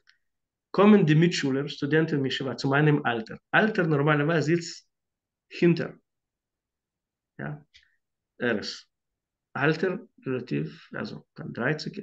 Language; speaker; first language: German; non-native, fluent; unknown